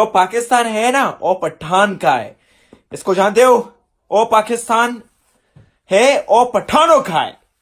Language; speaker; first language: Hindi; non-native, fluent; Pashto